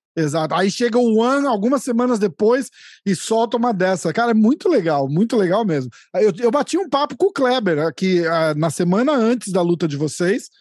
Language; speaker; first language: Portuguese; native; Portuguese